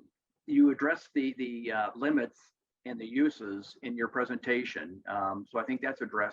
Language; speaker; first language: English; native; English